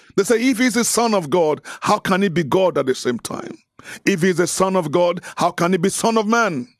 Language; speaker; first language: English; non-native, local second language; Yoruba